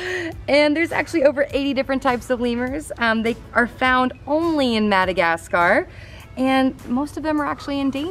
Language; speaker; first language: English; native; English